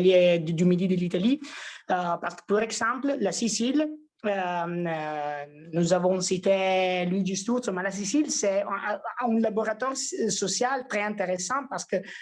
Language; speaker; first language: French; non-native, fluent; Italian